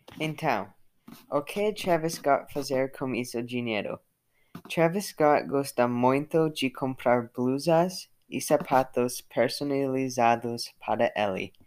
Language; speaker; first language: Portuguese; non-native, learner; English